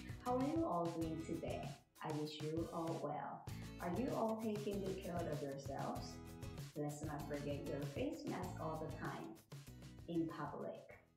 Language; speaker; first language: English; non-native, fluent; Korean